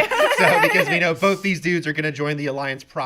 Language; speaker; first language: English; native; English